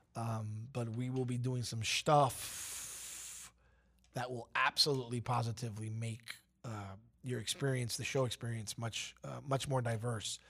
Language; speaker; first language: English; early bilingual, other home language; Spanish